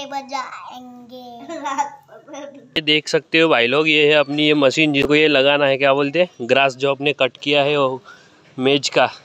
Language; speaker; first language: Hindi; non-native, local second language; Marathi